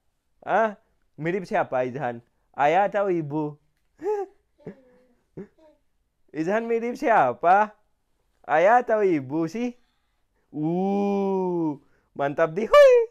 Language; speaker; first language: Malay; non-native, fluent; Urdu